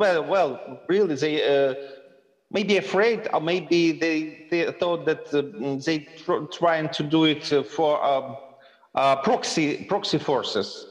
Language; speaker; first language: English; non-native, fluent; Ukrainian